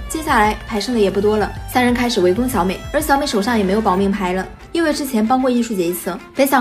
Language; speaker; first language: Chinese; native; Chinese